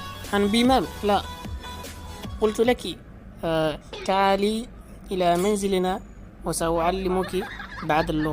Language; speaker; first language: Arabic; non-native, learner; Fula